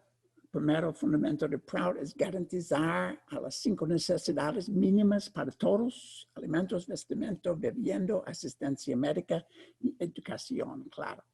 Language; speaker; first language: Spanish; non-native, fluent; English